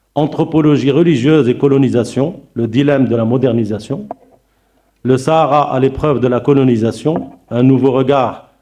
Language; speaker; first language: French; non-native, local second language; Arabic